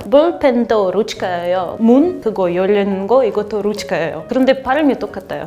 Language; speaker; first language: Korean; non-native, learner; Russian